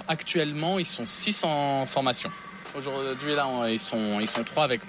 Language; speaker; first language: French; native; French